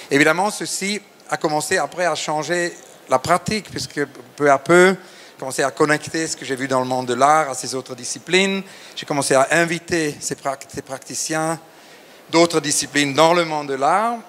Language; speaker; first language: French; native; French